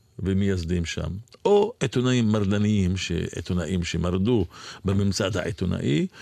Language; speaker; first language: Hebrew; non-native, local second language; Arabic